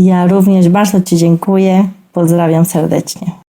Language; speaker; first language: Polish; non-native, fluent; Spanish